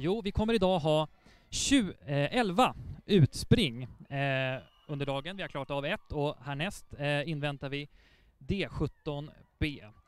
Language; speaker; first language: Swedish; native; Swedish